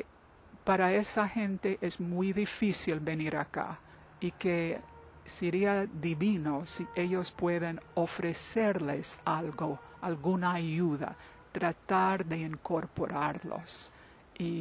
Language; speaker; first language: Spanish; non-native, fluent; English